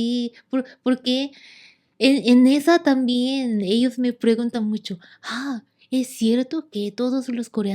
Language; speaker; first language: Spanish; non-native, learner; Korean